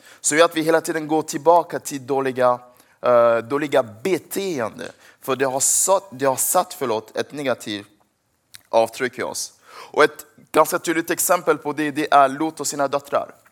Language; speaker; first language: Swedish; early bilingual, other home language; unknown